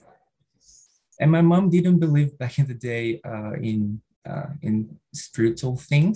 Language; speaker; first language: English; non-native, fluent; Portuguese